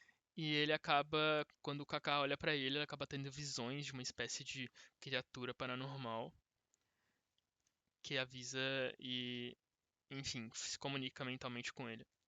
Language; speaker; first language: Portuguese; native; Portuguese